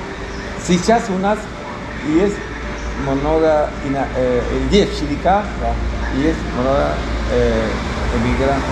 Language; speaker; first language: Russian; non-native, learner; Spanish